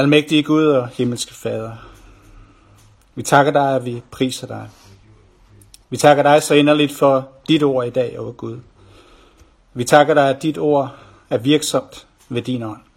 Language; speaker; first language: Danish; native; Danish